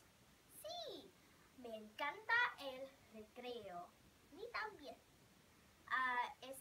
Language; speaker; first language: Spanish; non-native, learner; Vietnamese